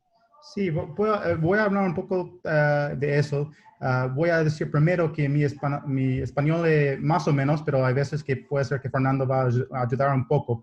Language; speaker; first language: Spanish; non-native, learner; English